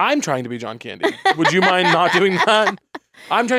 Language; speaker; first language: English; native; English